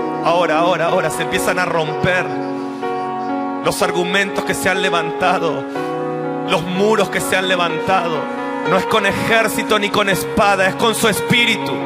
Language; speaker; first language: Spanish; native; Spanish